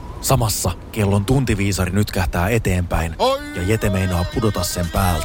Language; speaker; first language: Finnish; native; Finnish